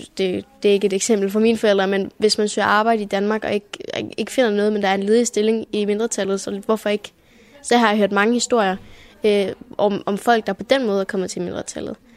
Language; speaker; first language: Danish; early bilingual, heritage; Danish